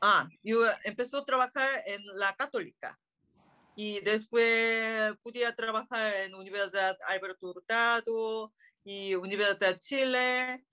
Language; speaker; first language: Spanish; non-native, learner; Korean